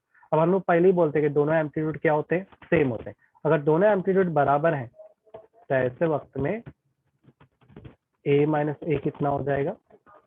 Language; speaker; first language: Hindi; native; Hindi